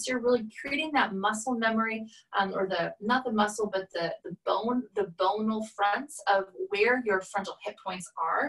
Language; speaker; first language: English; native; English